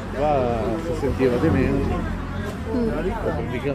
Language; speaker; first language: Italian; native; Italian